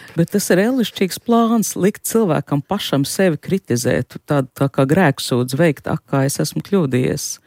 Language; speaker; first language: Latvian; native; Latvian